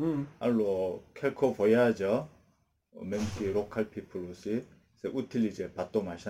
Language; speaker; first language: French; non-native, learner; Korean